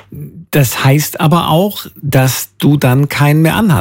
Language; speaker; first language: German; native; German